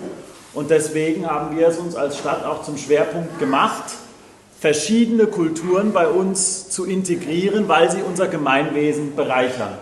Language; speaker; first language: German; native; German